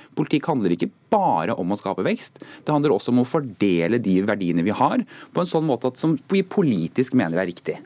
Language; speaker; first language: Norwegian; native; Norwegian